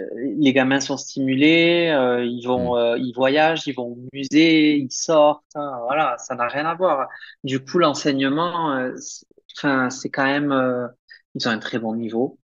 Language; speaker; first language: French; native; French